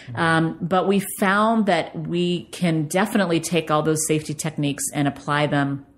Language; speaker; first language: English; native; English